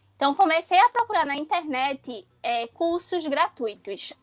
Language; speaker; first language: Portuguese; native; Portuguese